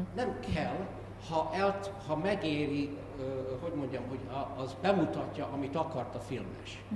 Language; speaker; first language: Hungarian; early bilingual, other home language; English